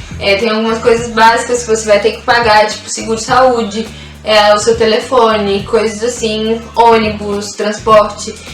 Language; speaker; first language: Portuguese; native; Portuguese